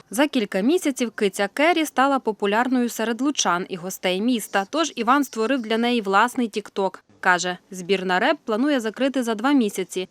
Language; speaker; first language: Ukrainian; native; Ukrainian